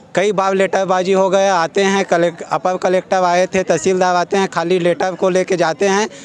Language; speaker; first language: Hindi; native; Hindi